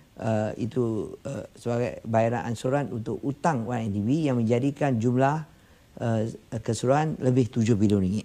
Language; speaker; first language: Malay; non-native, local second language; Chinese